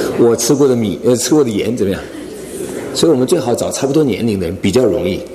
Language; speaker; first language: Chinese; non-native, local second language; Cantonese